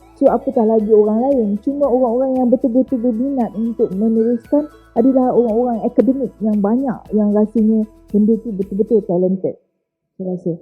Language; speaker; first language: Malay; native; Malay